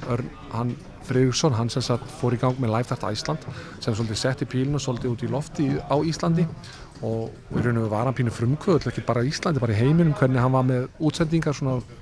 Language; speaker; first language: Icelandic; native; Icelandic